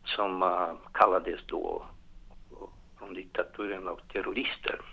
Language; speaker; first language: Swedish; non-native, fluent; Portuguese